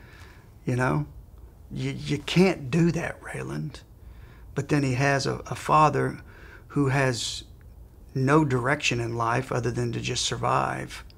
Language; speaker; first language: English; native; English